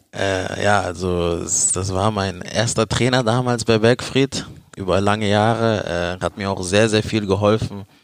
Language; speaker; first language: German; early bilingual, other home language; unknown